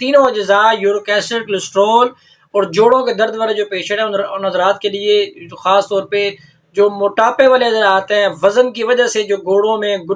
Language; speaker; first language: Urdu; non-native, local second language; Punjabi